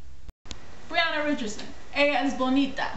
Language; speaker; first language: Spanish; non-native, learner; English